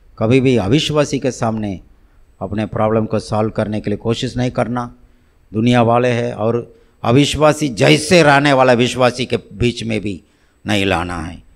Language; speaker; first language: Hindi; non-native, local second language; Tamil